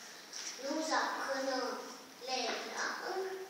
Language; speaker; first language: French; non-native, learner; Armenian